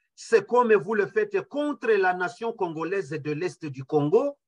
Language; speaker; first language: French; non-native, local second language; Kinyarwanda